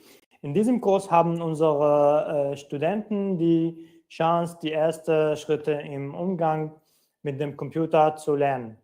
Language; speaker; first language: German; non-native, fluent; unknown